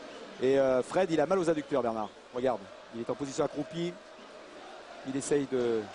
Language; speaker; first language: French; native; French